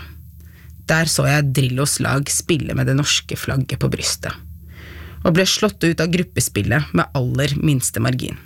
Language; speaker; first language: Norwegian; early bilingual, other home language; Arabic